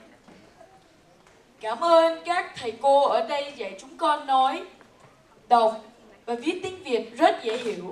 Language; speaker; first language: Vietnamese; early bilingual, heritage; Vietnamese